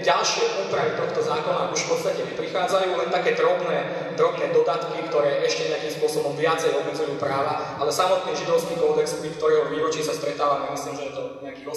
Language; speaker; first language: Slovak; native; Slovak